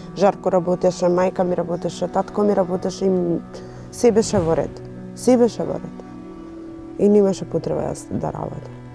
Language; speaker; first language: Macedonian; non-native, local second language; Romany